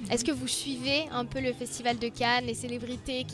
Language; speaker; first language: French; native; French